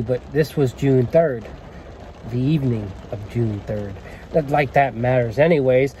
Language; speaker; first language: English; native; English